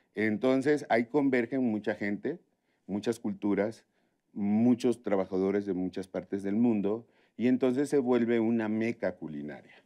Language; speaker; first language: Spanish; native; Spanish